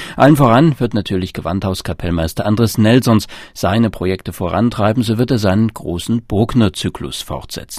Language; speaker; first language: German; native; German